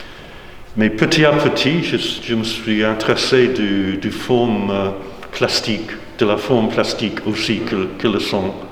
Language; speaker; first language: French; non-native, fluent; English